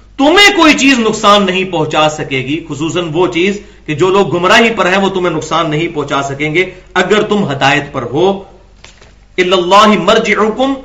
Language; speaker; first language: Urdu; non-native, local second language; Punjabi